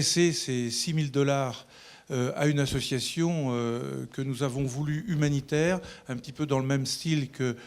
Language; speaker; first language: French; native; French